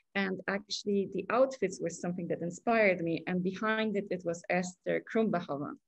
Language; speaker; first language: English; non-native, fluent; Polish